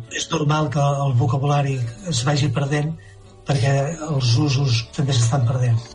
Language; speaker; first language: Catalan; native; Catalan